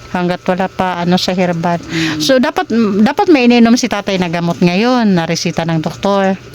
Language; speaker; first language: Filipino; non-native, local second language; Waray